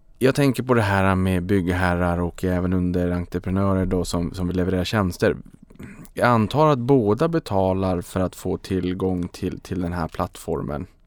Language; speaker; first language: Swedish; native; Swedish